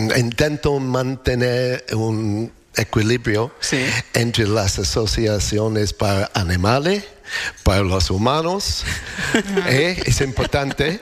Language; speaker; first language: Spanish; non-native, learner; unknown